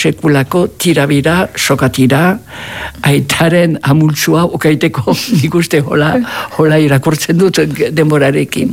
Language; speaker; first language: Basque; native; Basque